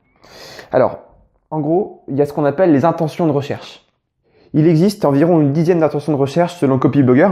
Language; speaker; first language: French; native; French